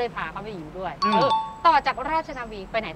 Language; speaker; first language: Thai; native; Thai